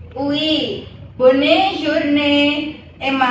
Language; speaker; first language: French; non-native, learner; Indonesian